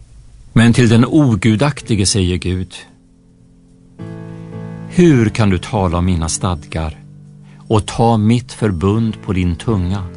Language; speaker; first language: Swedish; native; Swedish